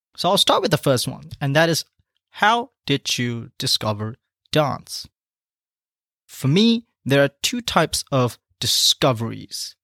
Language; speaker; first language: English; non-native, local second language; Chinese